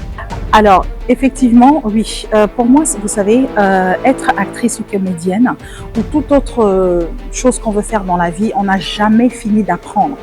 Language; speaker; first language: French; non-native, local second language; Ewe